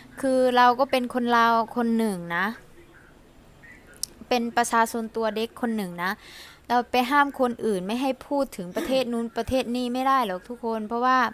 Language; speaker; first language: Thai; early bilingual, other home language; Lao